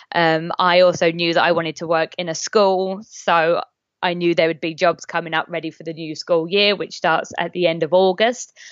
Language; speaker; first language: English; native; English